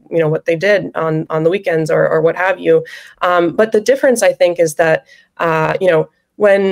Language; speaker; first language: English; native; English